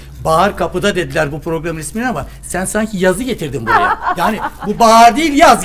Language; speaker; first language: Turkish; native; Turkish